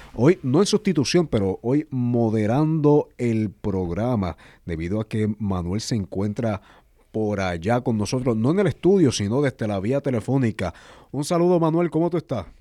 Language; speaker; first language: Spanish; native; Spanish